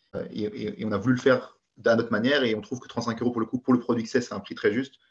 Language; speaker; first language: French; native; French